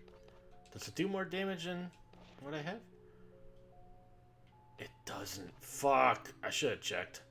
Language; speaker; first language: English; native; English